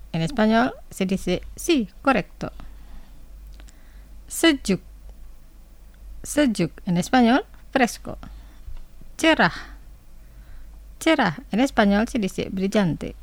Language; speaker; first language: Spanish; non-native, fluent; Indonesian